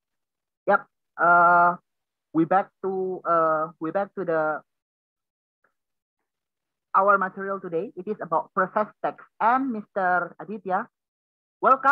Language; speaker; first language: English; non-native, learner; Indonesian